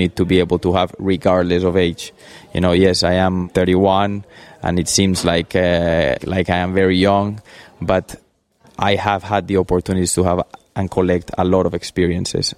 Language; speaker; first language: English; early bilingual, other home language; Spanish